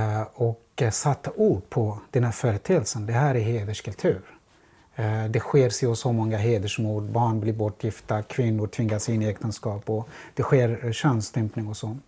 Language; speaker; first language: Swedish; non-native, fluent; Central Kurdish